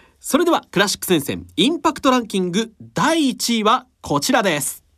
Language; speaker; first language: Japanese; native; Japanese